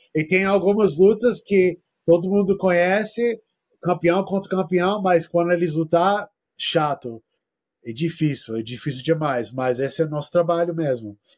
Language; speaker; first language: Portuguese; non-native, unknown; English